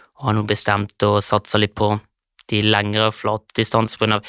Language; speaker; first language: Norwegian; early bilingual, heritage; Norwegian